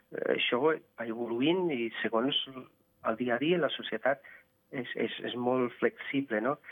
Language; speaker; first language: Catalan; non-native, fluent; Portuguese